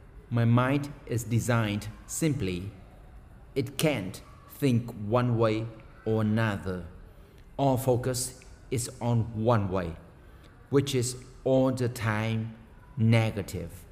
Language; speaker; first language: English; non-native, learner; Vietnamese